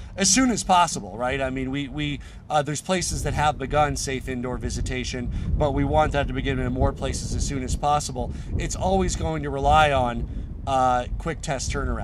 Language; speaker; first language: English; native; English